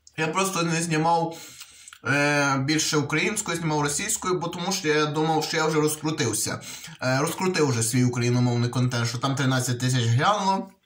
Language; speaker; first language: Ukrainian; native; Ukrainian